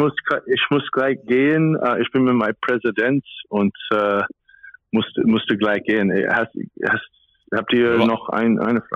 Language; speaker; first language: German; non-native, fluent; English